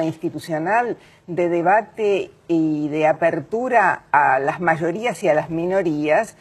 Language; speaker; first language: Spanish; native; Spanish